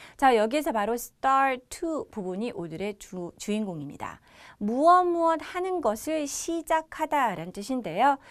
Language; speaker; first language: Korean; native; Korean